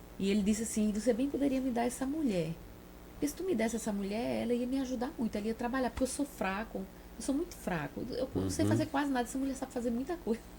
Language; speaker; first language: Portuguese; native; Portuguese